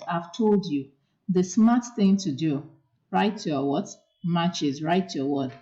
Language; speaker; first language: English; non-native, local second language; Yoruba